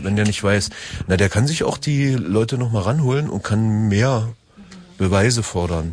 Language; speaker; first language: German; native; German